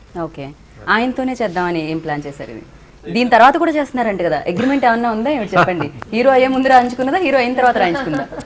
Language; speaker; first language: Telugu; native; Telugu